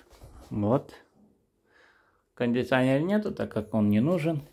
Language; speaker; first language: Russian; native; Russian